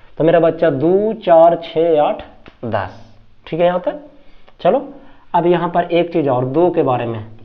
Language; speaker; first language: Hindi; native; Hindi